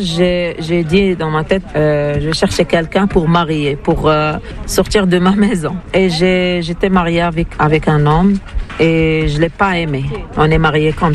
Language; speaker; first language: French; non-native, learner; Arabic